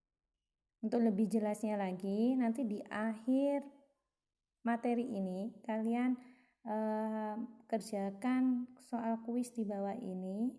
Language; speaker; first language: Indonesian; native; Indonesian